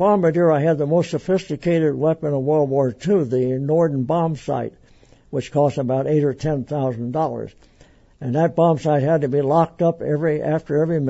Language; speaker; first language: English; native; English